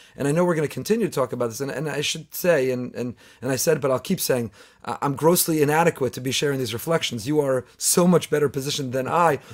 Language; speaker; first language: English; native; English